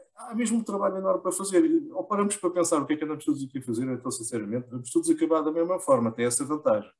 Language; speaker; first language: Portuguese; native; Portuguese